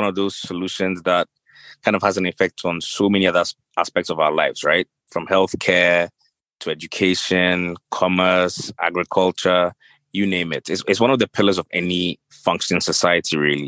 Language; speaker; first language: English; non-native, local second language; Akan